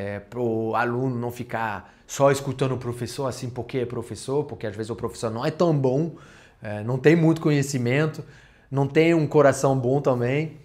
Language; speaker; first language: Portuguese; non-native, fluent; French